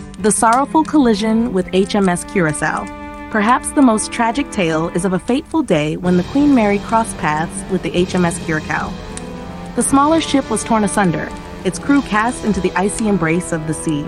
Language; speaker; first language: English; native; English